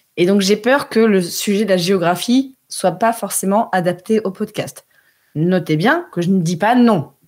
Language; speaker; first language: French; early bilingual, heritage; French